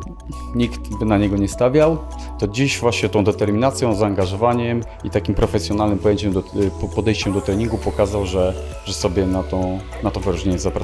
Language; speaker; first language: Polish; native; Polish